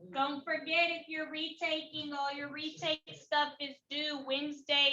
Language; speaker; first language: English; native; English